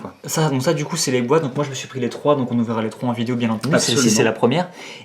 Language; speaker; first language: French; native; French